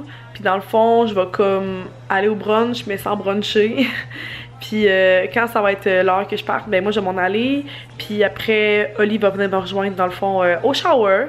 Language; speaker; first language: French; native; French